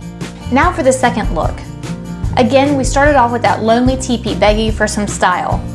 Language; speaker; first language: English; native; English